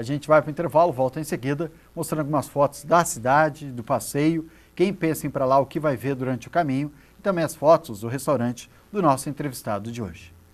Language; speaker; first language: Portuguese; native; Portuguese